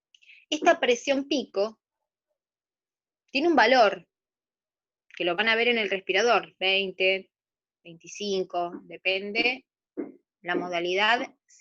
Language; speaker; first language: Spanish; native; Spanish